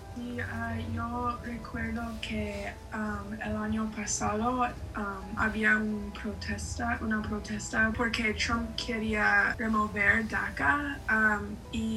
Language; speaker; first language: Spanish; non-native, learner; English